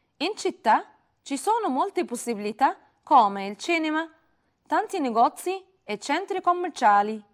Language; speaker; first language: Italian; non-native, fluent; Arabic